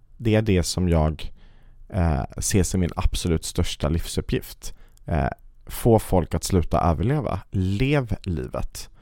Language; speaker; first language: Swedish; native; Swedish